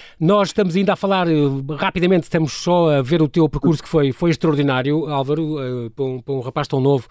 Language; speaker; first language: Portuguese; native; Portuguese